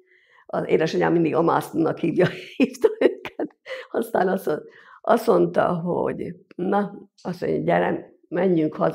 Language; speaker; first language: Hungarian; native; Hungarian